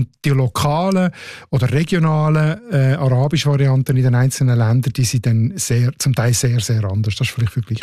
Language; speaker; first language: German; native; German